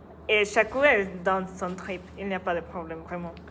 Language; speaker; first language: French; non-native, learner; Spanish